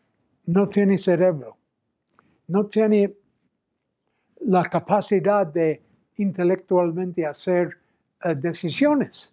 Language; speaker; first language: Spanish; non-native, fluent; English